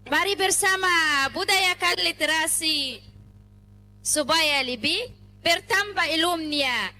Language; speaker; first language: Indonesian; non-native, learner; Arabic